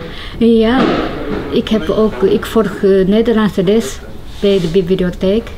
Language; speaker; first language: Dutch; non-native, learner; Japanese